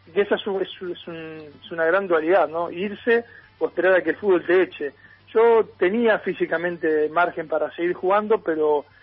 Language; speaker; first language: Spanish; native; Spanish